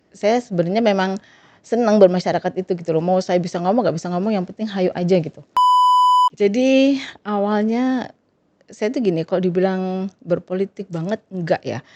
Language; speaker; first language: Indonesian; native; Indonesian